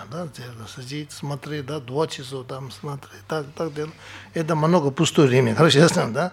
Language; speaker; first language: Russian; non-native, learner; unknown